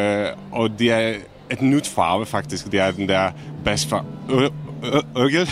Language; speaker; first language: Danish; non-native, fluent; Czech